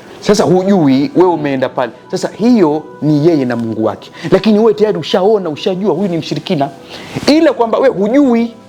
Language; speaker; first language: Swahili; native; Swahili